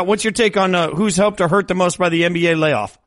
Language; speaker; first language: English; native; English